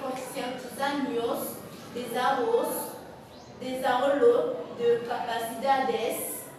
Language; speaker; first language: Spanish; non-native, learner; French